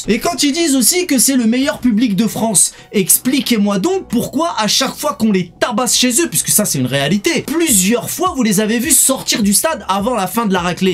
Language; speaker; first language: French; native; French